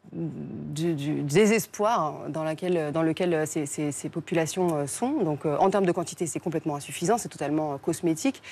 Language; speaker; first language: French; native; French